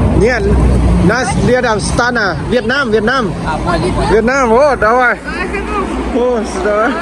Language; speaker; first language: Russian; non-native, learner; Lao